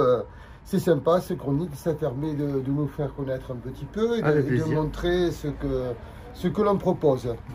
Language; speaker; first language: French; native; French